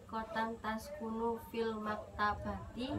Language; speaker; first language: Arabic; non-native, learner; Indonesian